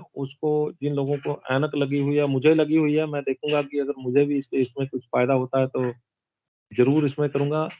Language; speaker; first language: Hindi; non-native, local second language; Punjabi